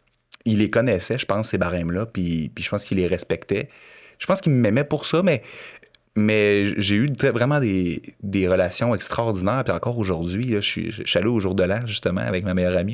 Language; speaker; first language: French; native; French